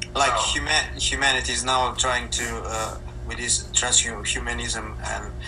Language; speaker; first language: English; non-native, fluent; Slovenian